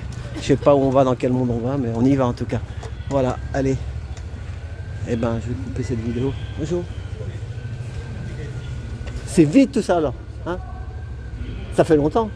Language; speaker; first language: French; native; French